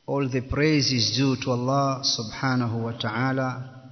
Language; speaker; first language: English; non-native, local second language; Swahili